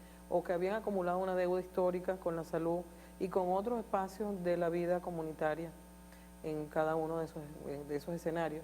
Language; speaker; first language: Spanish; native; Spanish